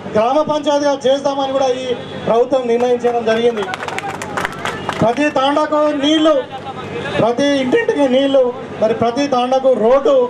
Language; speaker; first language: Telugu; native; Telugu